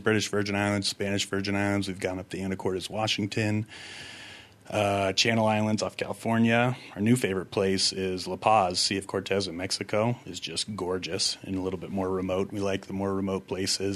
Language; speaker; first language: English; native; English